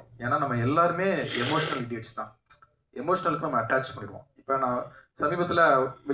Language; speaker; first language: Tamil; native; Tamil